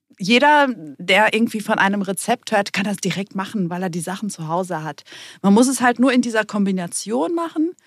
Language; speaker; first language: German; early bilingual, other home language; Greek